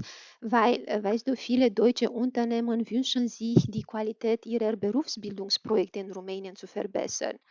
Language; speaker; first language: German; non-native, fluent; Romanian